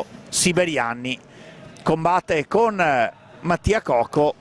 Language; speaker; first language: Italian; native; Italian